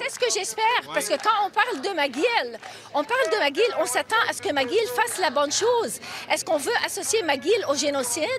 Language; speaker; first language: French; native; French